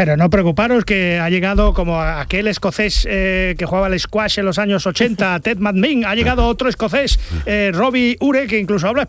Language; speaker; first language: Spanish; native; Spanish